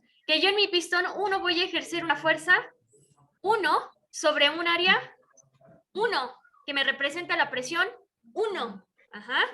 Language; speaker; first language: Spanish; native; Spanish